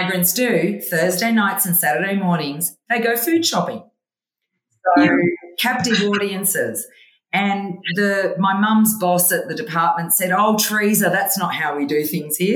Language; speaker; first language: English; early bilingual, other home language; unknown